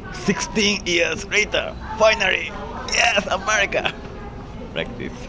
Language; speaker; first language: English; non-native, fluent; Japanese